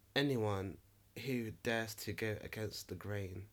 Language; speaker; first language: English; native; English